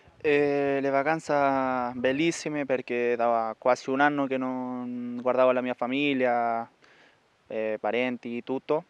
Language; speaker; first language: Italian; non-native, learner; Spanish